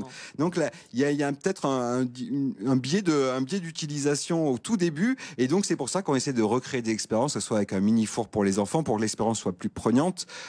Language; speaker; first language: French; native; French